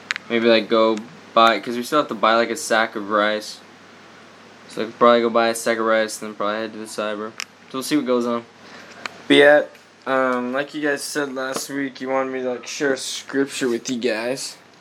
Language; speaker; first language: English; native; English